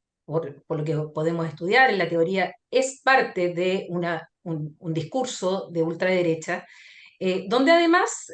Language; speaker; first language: Spanish; native; Spanish